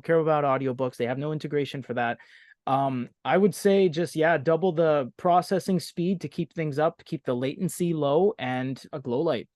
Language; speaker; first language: English; native; English